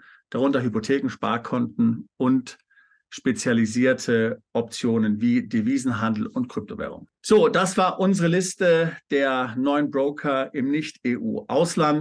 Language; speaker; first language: German; native; German